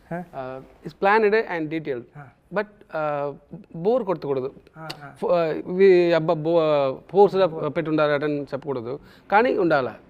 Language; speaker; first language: Telugu; non-native, learner; Tamil